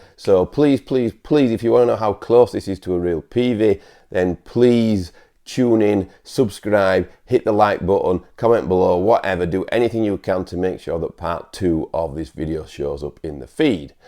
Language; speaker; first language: English; native; English